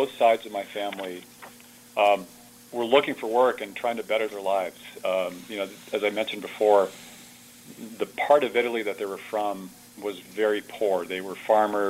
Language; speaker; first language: English; early bilingual, other home language; Italian